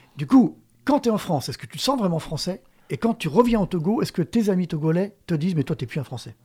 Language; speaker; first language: French; native; French